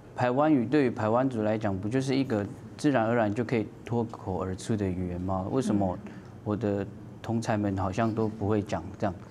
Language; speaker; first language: Chinese; non-native, local second language; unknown